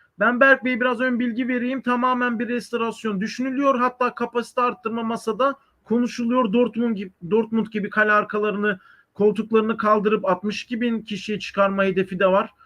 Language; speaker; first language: Turkish; native; Turkish